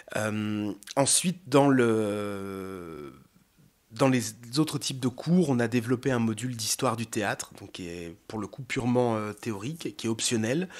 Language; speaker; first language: French; native; French